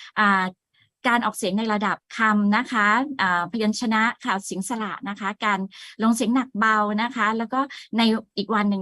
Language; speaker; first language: Thai; native; Thai